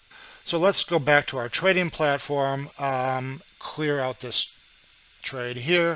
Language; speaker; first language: English; native; English